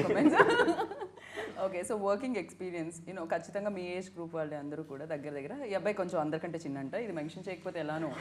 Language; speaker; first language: Telugu; native; Telugu